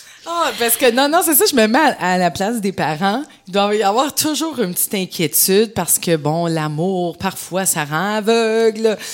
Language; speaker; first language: French; native; French